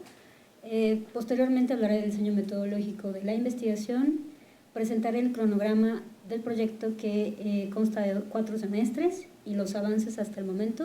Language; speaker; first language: Spanish; native; Spanish